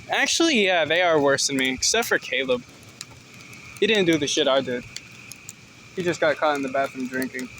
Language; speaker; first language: English; native; English